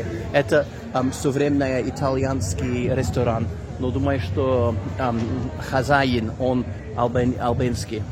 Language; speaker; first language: Russian; non-native, learner; English